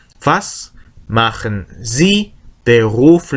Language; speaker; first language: German; non-native, learner; Korean